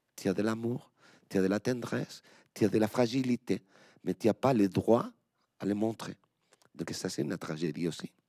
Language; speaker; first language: French; non-native, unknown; Spanish